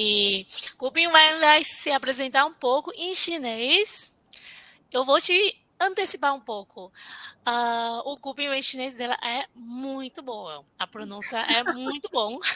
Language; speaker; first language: Portuguese; non-native, fluent; Chinese